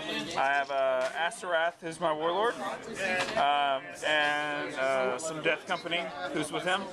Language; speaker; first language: English; native; English